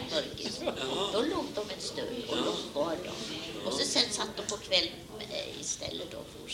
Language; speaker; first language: Swedish; native; Swedish